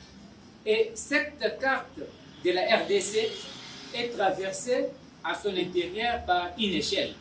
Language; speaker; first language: French; non-native, local second language; Lingala